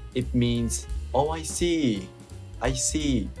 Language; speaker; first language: English; non-native, fluent; Japanese